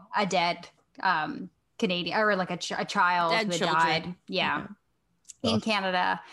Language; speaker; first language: English; native; English